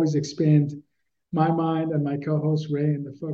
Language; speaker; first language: English; early bilingual, other home language; Persian